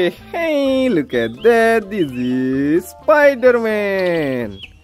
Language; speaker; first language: English; non-native, learner; Indonesian